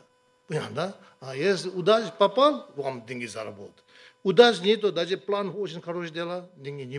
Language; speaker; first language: Russian; non-native, learner; Tibetan